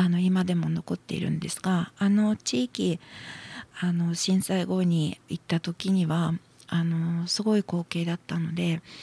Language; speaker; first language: Japanese; non-native, fluent; Russian